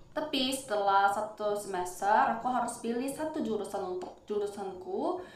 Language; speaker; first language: Indonesian; non-native, fluent; Korean